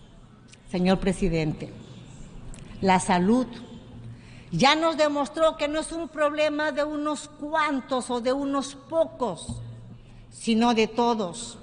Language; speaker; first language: Spanish; native; Spanish